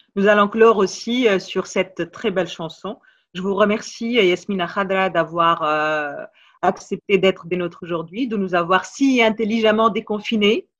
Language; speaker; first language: French; non-native, local second language; Arabic